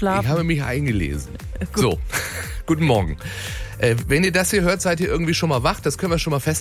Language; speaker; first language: German; native; German